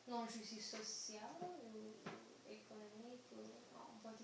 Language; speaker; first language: French; non-native, learner; English